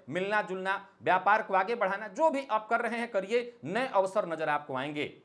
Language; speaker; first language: Hindi; native; Hindi